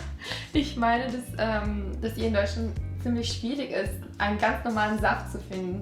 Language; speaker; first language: German; non-native, fluent; Italian